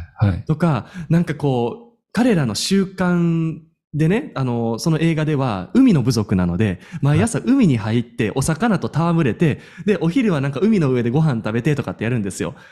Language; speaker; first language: Japanese; native; Japanese